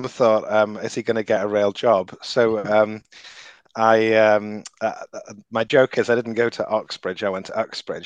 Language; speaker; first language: English; native; English